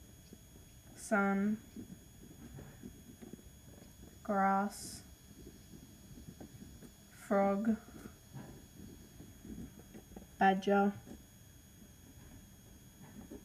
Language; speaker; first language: English; native; English